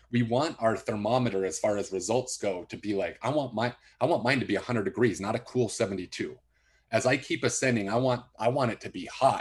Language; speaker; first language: English; native; English